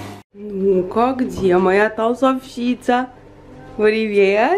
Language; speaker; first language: Russian; native; Russian